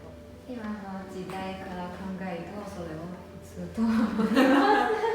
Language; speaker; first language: Japanese; non-native, learner; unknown